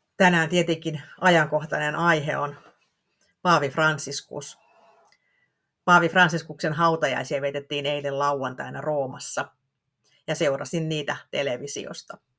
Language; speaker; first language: Finnish; native; Finnish